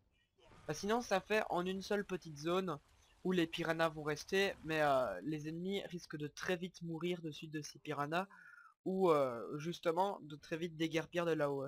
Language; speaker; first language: French; native; French